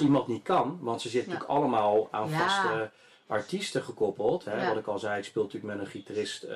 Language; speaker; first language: Dutch; native; Dutch